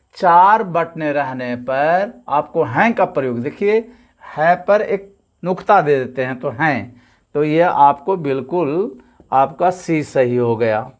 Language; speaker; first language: Hindi; native; Hindi